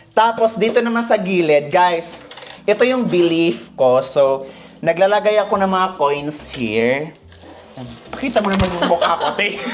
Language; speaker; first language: Filipino; native; Filipino